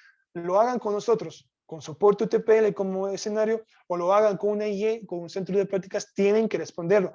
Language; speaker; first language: Spanish; native; Spanish